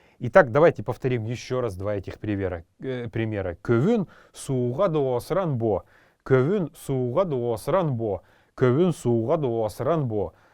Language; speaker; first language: Russian; native; Russian